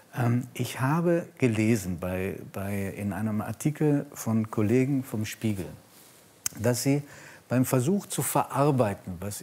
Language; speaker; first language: German; native; German